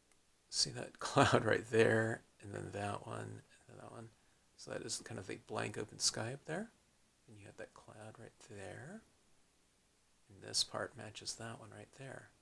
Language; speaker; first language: English; native; English